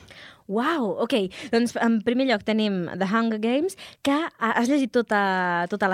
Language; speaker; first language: Catalan; native; Catalan